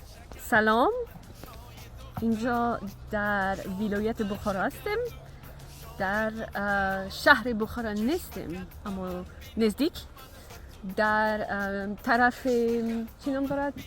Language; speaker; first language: Persian; non-native, learner; French